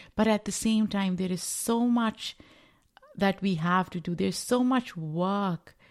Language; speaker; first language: English; non-native, local second language; Urdu